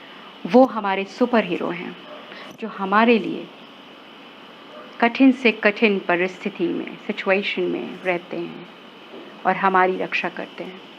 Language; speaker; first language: Hindi; native; Hindi